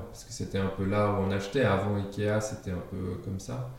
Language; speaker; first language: French; non-native, fluent; German